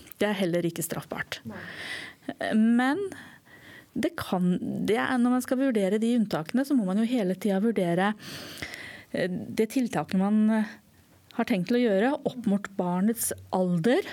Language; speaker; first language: Norwegian; native; Norwegian